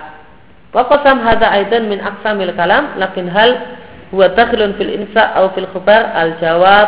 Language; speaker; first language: Arabic; non-native, fluent; Indonesian